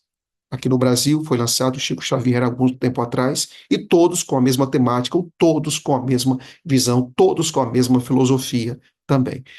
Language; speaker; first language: Portuguese; native; Portuguese